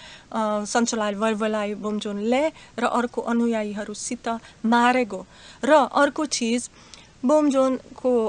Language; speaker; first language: Nepali; non-native, learner; Slovak